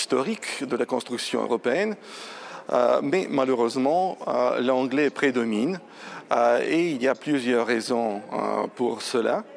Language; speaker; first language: French; non-native, fluent; Bulgarian